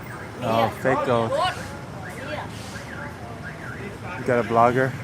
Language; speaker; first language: English; native; English